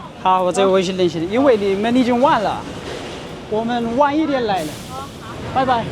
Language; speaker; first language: Chinese; non-native, learner; Amharic